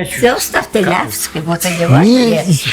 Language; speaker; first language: Polish; native; Polish